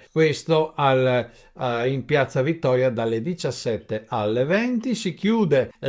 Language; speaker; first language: Italian; native; Italian